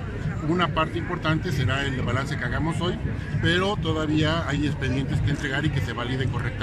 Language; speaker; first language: Spanish; native; Spanish